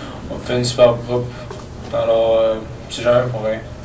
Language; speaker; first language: French; native; French